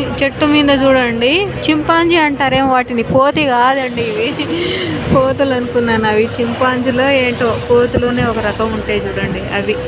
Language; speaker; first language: Telugu; non-native, local second language; Lambadi